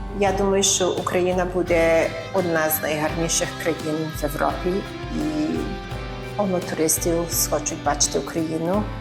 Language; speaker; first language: Ukrainian; early bilingual, heritage; Ukrainian